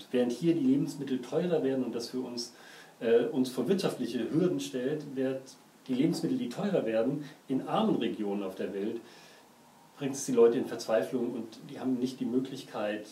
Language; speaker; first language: German; native; German